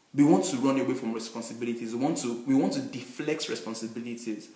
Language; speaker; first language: English; non-native, local second language; Yoruba